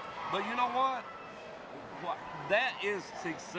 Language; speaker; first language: English; native; English